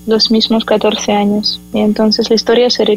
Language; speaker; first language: Spanish; non-native, fluent; Ukrainian